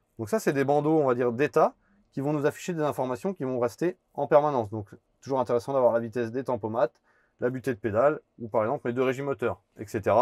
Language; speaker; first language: French; native; French